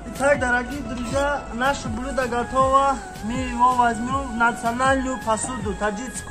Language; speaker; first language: Russian; non-native, local second language; Tajik